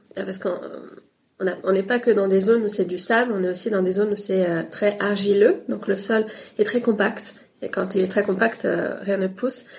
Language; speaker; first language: French; native; French